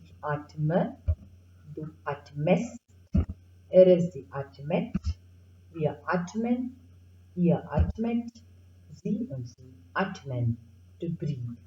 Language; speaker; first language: German; non-native, fluent; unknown